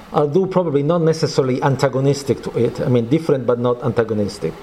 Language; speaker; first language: English; non-native, fluent; Italian